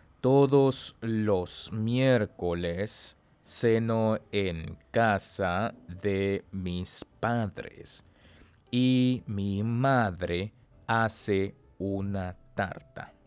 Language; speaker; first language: Spanish; non-native, fluent; Chinese